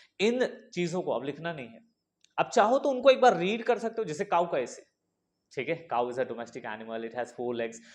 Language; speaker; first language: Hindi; native; Hindi